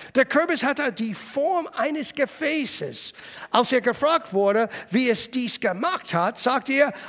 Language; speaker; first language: German; non-native, fluent; English